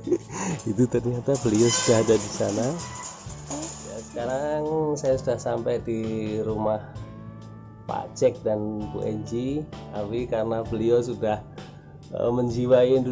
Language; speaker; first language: Indonesian; native; Indonesian